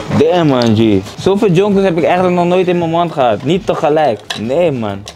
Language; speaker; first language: Dutch; native; Dutch